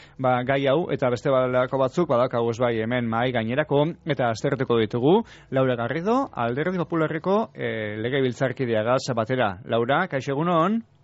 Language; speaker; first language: Basque; native; Basque